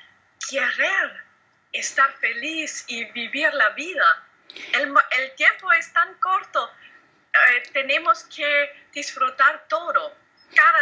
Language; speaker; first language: Spanish; non-native, learner; German